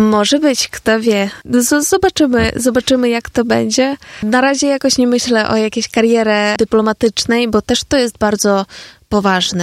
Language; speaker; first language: Polish; non-native, fluent; Ukrainian